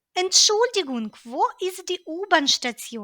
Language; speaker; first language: German; non-native, fluent; Ukrainian